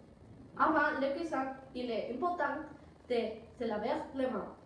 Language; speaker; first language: French; non-native, learner; Spanish